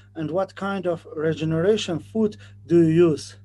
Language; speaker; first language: English; non-native, fluent; Slovenian